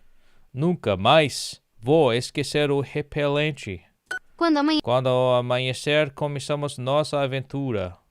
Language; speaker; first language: Portuguese; non-native, learner; English